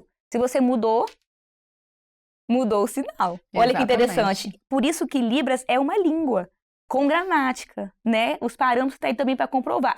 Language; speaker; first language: Portuguese; native; Portuguese